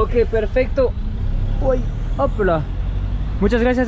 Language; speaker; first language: Spanish; non-native, learner; French